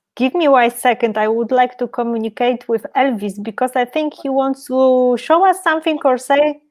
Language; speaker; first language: English; non-native, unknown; Polish